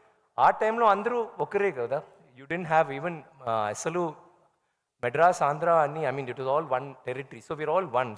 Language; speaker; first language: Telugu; non-native, learner; Tamil